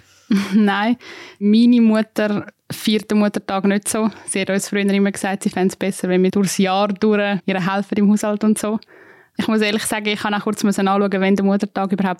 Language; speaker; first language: German; native; German